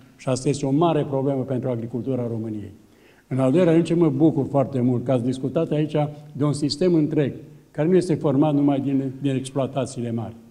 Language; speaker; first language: Romanian; native; Romanian